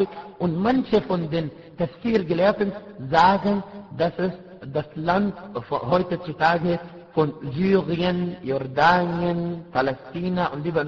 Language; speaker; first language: German; non-native, fluent; Arabic